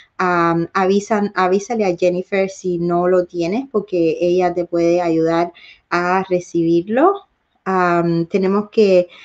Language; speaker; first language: Spanish; native; Spanish